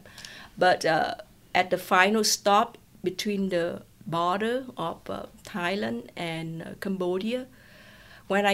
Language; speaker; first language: English; non-native, fluent; Vietnamese